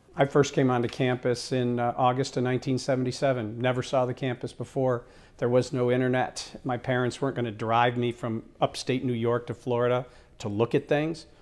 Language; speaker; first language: English; native; English